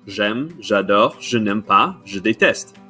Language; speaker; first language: French; non-native, fluent; English